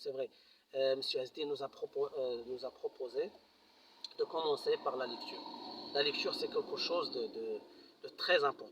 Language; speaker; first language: French; non-native, local second language; Arabic